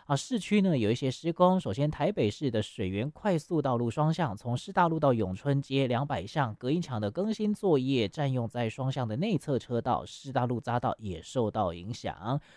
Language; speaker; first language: Chinese; native; Chinese